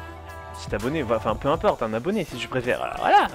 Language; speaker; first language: French; native; French